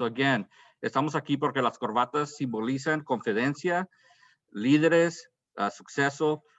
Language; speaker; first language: Spanish; early bilingual, heritage; Spanish